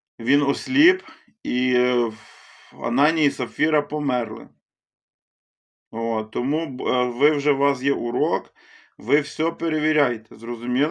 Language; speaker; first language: Ukrainian; native; Ukrainian